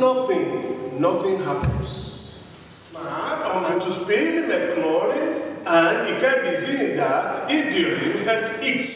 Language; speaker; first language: Dutch; non-native, learner; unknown